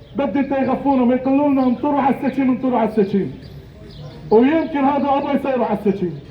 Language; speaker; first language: Arabic; native; Arabic